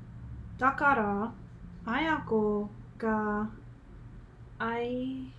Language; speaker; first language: Japanese; non-native, learner; English